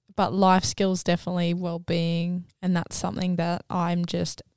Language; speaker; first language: English; native; English